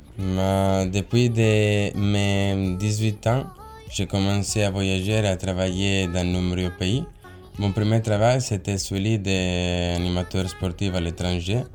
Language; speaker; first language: French; non-native, learner; Italian